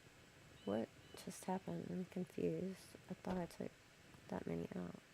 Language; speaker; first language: English; native; English